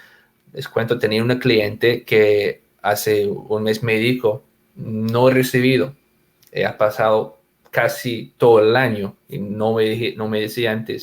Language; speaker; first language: Spanish; non-native, fluent; English